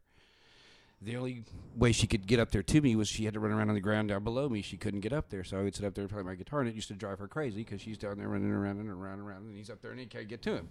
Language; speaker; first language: English; native; English